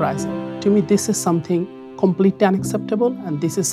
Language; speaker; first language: English; non-native, local second language; Bangla